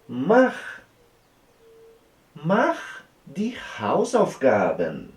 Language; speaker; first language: German; non-native, fluent; Portuguese